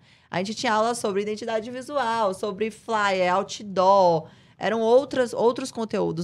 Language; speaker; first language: Portuguese; native; Portuguese